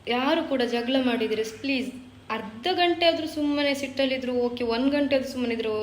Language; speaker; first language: Kannada; non-native, local second language; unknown